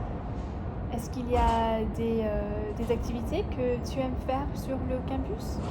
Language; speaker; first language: French; non-native, learner; English